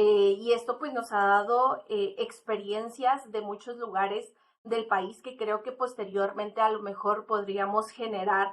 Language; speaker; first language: Spanish; native; Spanish